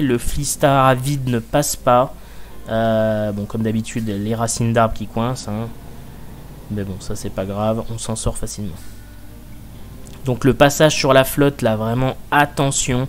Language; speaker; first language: French; native; French